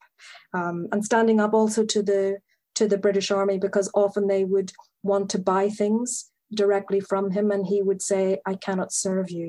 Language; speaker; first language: English; native; English